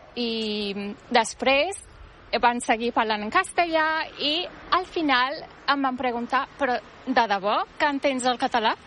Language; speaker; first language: Catalan; non-native, fluent; Turkish